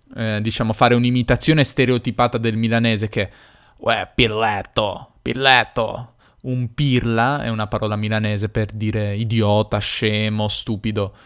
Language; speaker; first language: Italian; native; Italian